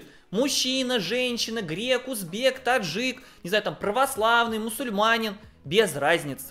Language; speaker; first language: Russian; native; Russian